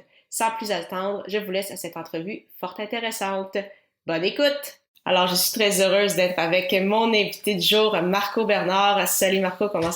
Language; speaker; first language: French; native; French